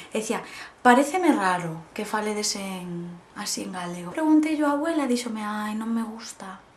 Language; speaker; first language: Galician; non-native, local second language; Spanish